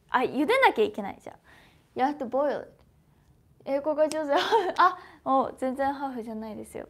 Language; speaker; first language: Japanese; native; Japanese